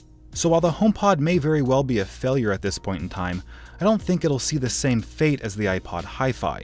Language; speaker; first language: English; native; English